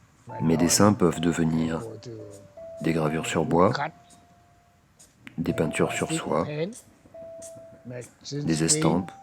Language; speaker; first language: French; non-native, learner; Thai